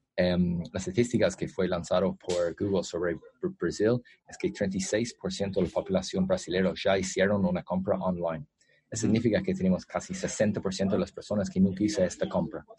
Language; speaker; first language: Spanish; non-native, fluent; English